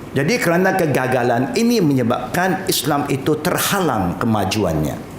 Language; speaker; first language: Malay; non-native, local second language; Chinese